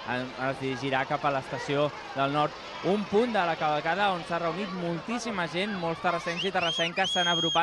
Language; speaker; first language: Catalan; native; Catalan